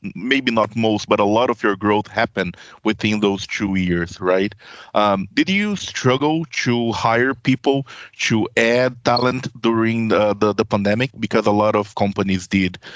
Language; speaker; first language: English; non-native, fluent; Portuguese